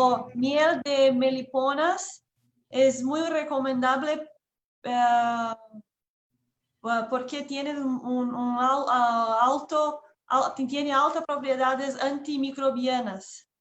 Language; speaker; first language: Spanish; non-native, learner; Portuguese